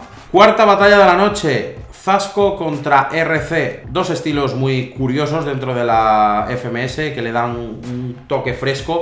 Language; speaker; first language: Spanish; native; Spanish